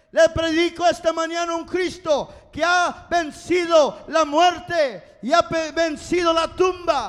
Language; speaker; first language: Spanish; non-native, fluent; English